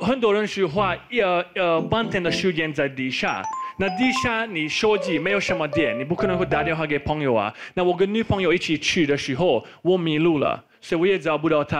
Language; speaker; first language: Chinese; non-native, fluent; Slovak